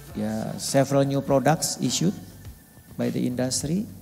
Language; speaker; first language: English; non-native, fluent; Indonesian